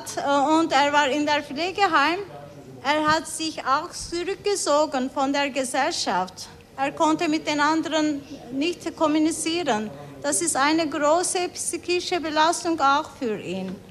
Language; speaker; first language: German; non-native, learner; Turkish